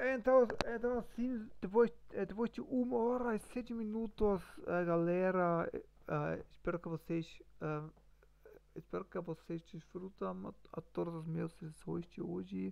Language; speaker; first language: Portuguese; non-native, learner; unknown